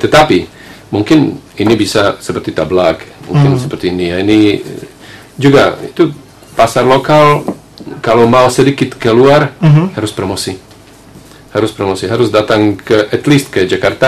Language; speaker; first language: Indonesian; non-native, fluent; Slovak